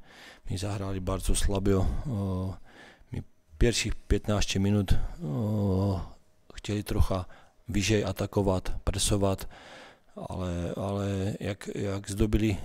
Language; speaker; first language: Polish; non-native, learner; Czech